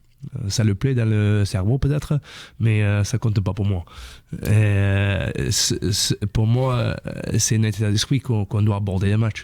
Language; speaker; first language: French; non-native, fluent; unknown